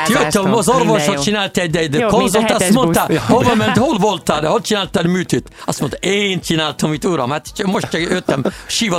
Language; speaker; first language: Hungarian; non-native, learner; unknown